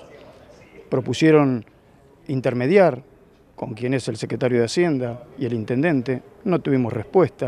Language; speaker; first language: Spanish; native; Spanish